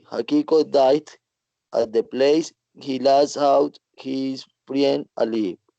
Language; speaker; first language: English; non-native, learner; Spanish